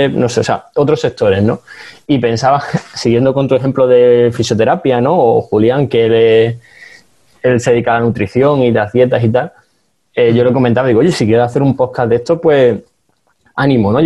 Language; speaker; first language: Spanish; native; Spanish